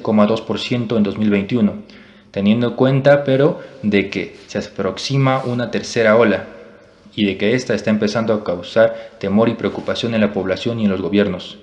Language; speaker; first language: Spanish; native; Spanish